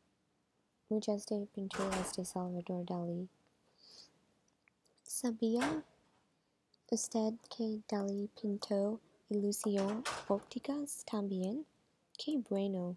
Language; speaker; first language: Spanish; non-native, learner; English